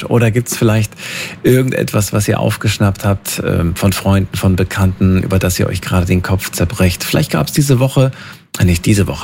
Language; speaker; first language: German; native; German